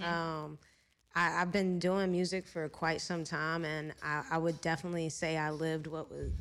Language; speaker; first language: English; native; English